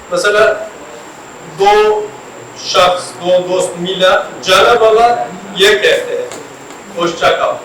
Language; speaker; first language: Hindi; non-native, learner; Turkish